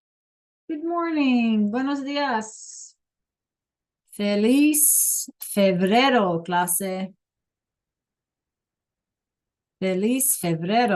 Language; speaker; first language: Spanish; non-native, learner; English